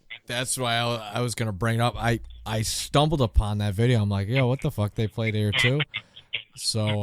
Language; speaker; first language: English; native; English